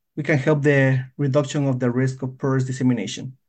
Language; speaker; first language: English; non-native, fluent; Spanish